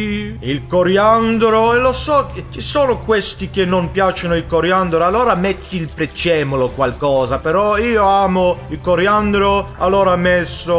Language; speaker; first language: Italian; non-native, learner; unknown